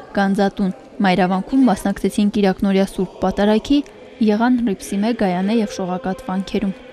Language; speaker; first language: Armenian; native; Armenian